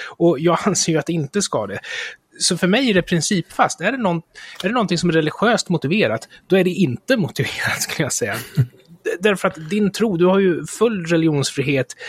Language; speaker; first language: Swedish; native; Swedish